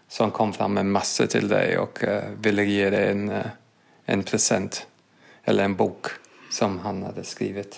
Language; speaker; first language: Swedish; non-native, fluent; English